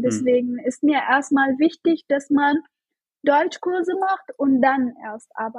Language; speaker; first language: German; non-native, fluent; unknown